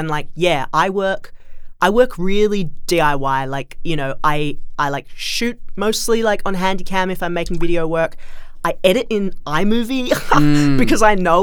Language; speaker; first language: English; native; English